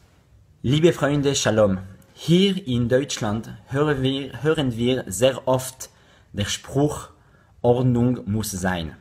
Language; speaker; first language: German; non-native, learner; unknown